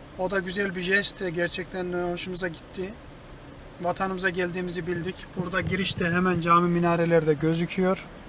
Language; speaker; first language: Turkish; native; Turkish